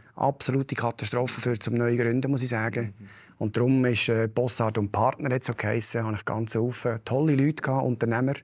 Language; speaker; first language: German; native; German